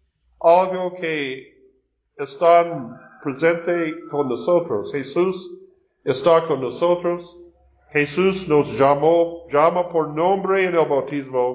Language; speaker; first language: Spanish; non-native, learner; English